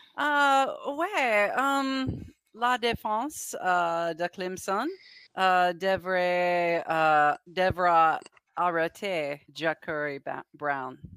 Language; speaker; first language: French; non-native, learner; English